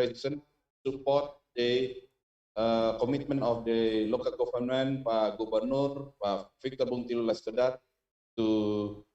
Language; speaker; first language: English; non-native, learner; Indonesian